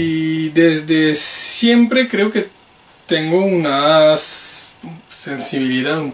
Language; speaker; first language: Spanish; non-native, fluent; French